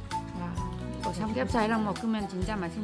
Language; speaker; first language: Korean; non-native, learner; Vietnamese